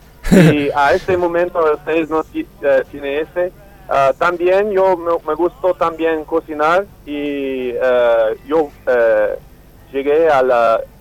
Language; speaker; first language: Spanish; non-native, learner; English